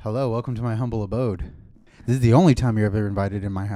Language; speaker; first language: English; native; English